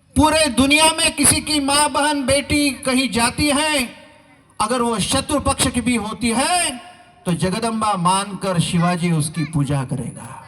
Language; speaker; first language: Hindi; non-native, local second language; Marathi